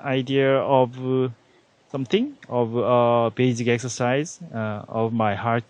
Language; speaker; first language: English; non-native, learner; Korean